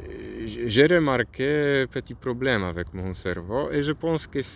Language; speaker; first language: French; non-native, learner; Polish